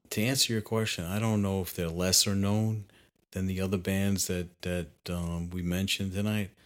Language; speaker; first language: English; native; English